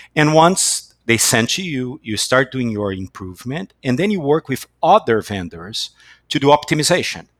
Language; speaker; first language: English; non-native, fluent; Portuguese